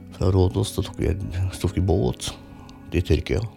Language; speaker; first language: Norwegian; early bilingual, other home language; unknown